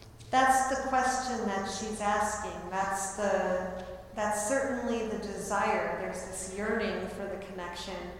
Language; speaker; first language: English; native; English